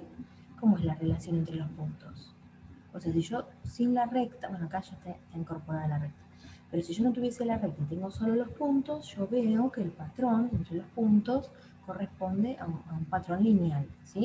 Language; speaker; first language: Spanish; native; Spanish